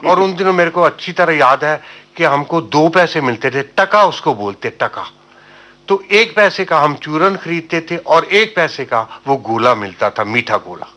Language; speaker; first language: Urdu; non-native, local second language; Punjabi